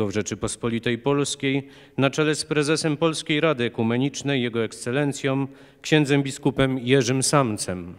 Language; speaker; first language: Polish; native; Polish